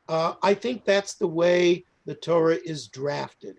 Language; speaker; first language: English; native; English